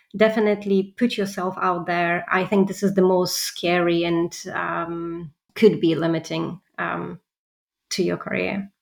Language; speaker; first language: English; non-native, fluent; Polish